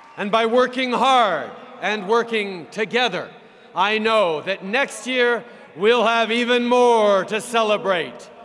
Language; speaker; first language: English; native; English